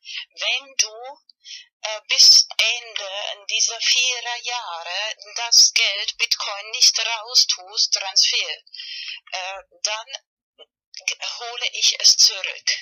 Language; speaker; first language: German; non-native, fluent; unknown